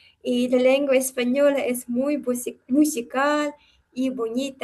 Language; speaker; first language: Spanish; non-native, learner; Uzbek